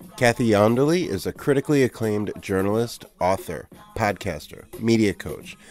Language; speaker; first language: English; native; English